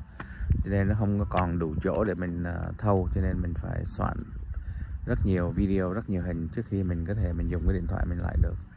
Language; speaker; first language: Vietnamese; early bilingual, heritage; Vietnamese